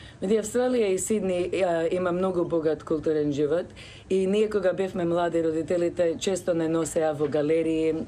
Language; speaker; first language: Macedonian; early bilingual, other home language; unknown